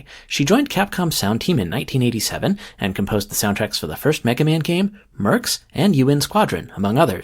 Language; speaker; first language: English; native; English